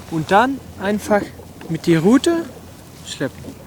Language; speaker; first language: German; non-native, learner; Dutch